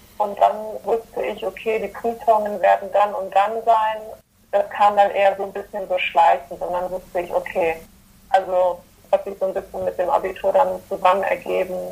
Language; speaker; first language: German; early bilingual, other home language; Polish